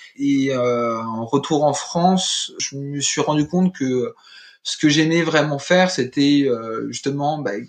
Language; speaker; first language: French; native; French